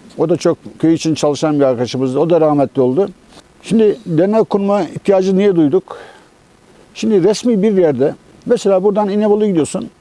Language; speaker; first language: Turkish; native; Turkish